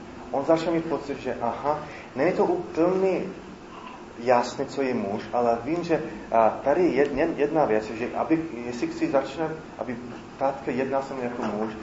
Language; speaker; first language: Czech; non-native, fluent; English